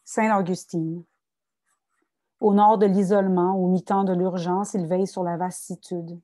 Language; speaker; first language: French; native; French